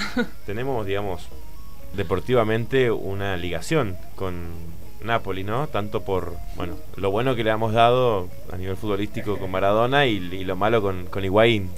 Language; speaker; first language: Spanish; native; Spanish